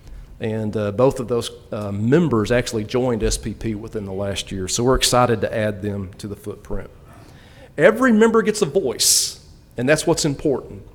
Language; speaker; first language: English; native; English